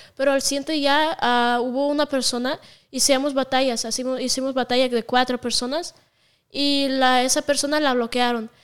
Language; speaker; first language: Spanish; non-native, fluent; Russian